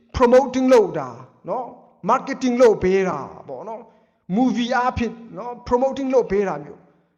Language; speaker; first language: Burmese; non-native, local second language; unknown